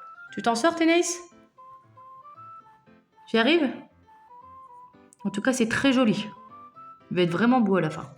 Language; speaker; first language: French; native; French